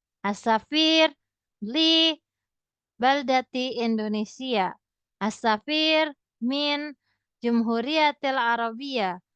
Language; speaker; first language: Arabic; non-native, fluent; Indonesian